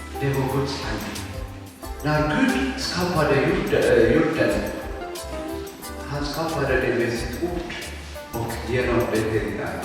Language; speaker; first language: Swedish; non-native, fluent; Tigrinya